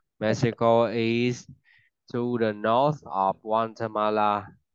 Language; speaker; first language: English; non-native, fluent; Vietnamese